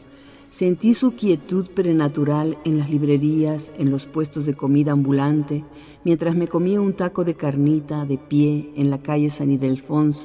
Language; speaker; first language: Spanish; native; Spanish